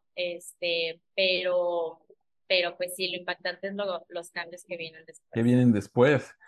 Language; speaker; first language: Spanish; early bilingual, heritage; Spanish